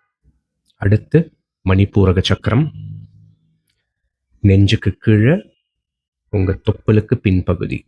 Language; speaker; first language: Tamil; native; Tamil